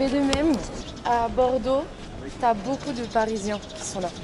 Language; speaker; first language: French; native; French